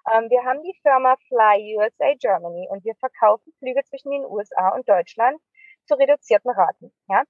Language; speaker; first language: German; native; German